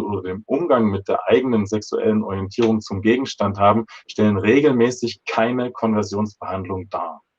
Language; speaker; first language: German; native; German